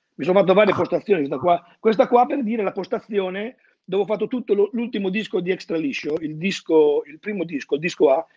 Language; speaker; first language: Italian; native; Italian